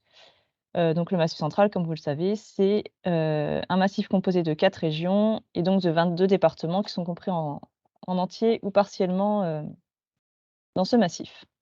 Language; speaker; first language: French; native; French